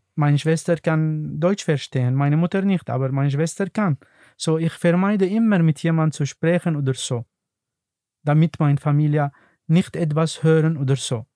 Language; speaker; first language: German; non-native, learner; Arabic